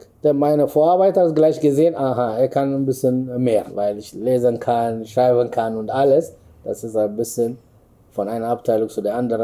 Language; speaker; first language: German; non-native, learner; Amharic